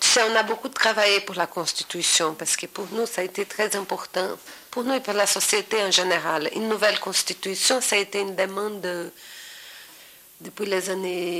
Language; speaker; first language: French; non-native, fluent; Portuguese